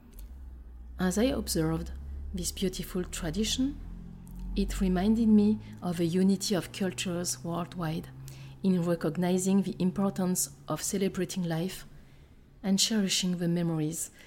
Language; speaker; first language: English; non-native, fluent; French